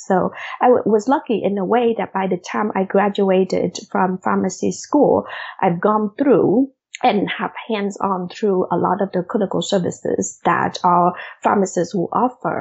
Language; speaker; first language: English; non-native, fluent; Vietnamese